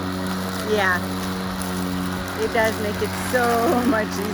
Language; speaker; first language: English; native; English